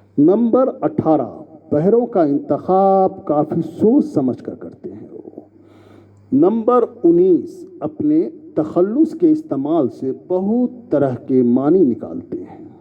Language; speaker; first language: Urdu; native; Urdu